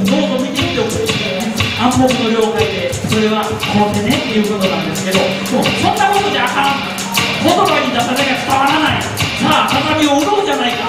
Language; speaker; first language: Japanese; native; Japanese